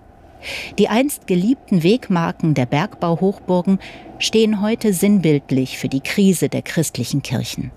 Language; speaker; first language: German; native; German